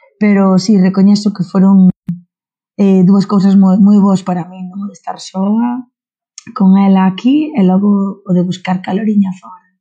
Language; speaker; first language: Galician; non-native, local second language; Spanish